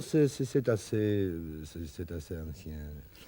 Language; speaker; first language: French; non-native, learner; Russian